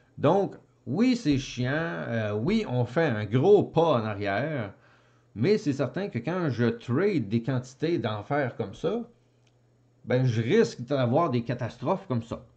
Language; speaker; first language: French; native; French